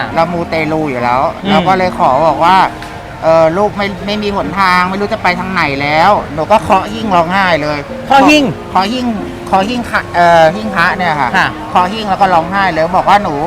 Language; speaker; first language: Thai; native; Thai